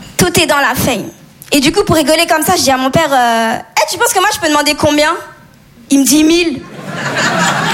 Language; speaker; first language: French; early bilingual, other home language; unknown